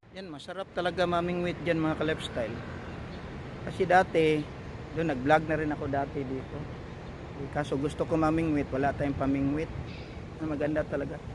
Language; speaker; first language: Filipino; native; Filipino